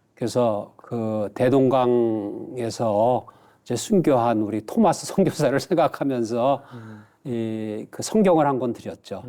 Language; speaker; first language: Korean; native; Korean